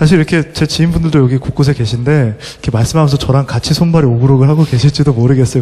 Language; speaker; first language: Korean; native; Korean